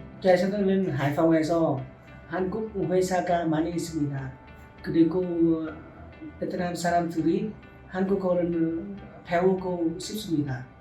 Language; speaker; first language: Korean; non-native, learner; Vietnamese